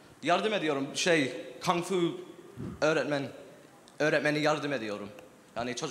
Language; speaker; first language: Turkish; early bilingual, heritage; English